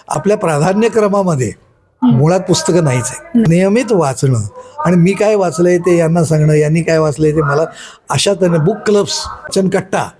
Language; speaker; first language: Marathi; native; Marathi